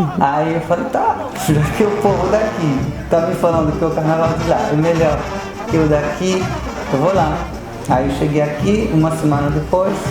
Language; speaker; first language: Portuguese; non-native, fluent; Arabic